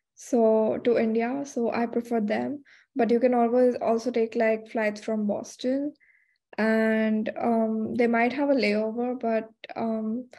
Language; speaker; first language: English; non-native, local second language; Hindi